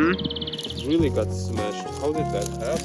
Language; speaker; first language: English; non-native, fluent; German